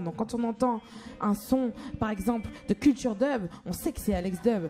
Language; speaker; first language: French; native; French